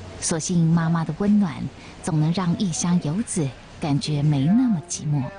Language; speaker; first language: Chinese; native; Chinese